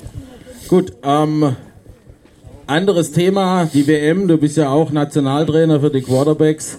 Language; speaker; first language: German; native; German